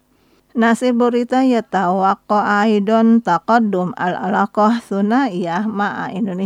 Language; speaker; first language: Arabic; non-native, fluent; Indonesian